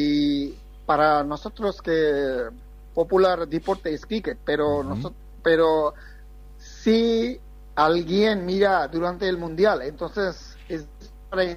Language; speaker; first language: Spanish; non-native, fluent; Bangla